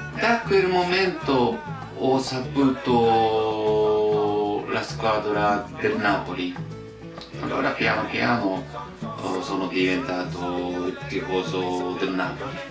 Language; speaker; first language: Italian; non-native, learner; Japanese